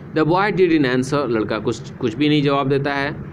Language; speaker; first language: Hindi; native; Hindi